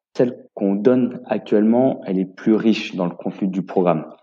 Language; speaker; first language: French; native; French